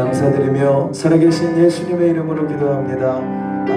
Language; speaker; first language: Korean; native; Korean